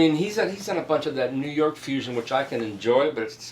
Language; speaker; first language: English; native; English